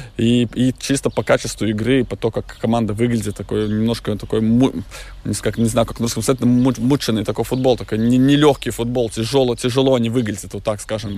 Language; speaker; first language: Russian; non-native, local second language; Latvian